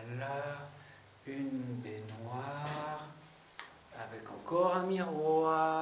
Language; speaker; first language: French; native; French